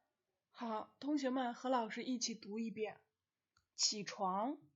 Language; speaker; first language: Chinese; non-native, fluent; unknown